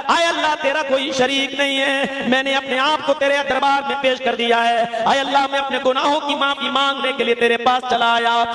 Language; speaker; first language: Urdu; native; Urdu